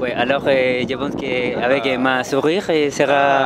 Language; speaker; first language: French; non-native, learner; Spanish